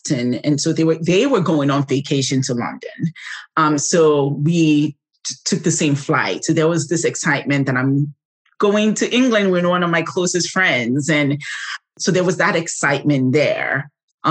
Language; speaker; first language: English; non-native, local second language; Yoruba